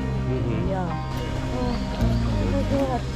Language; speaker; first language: English; non-native, learner; Thai